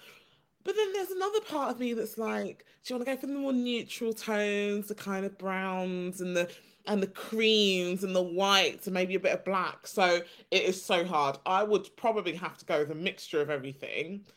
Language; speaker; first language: English; native; English